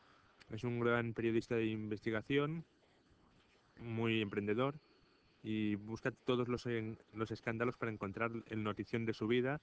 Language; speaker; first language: Spanish; native; Spanish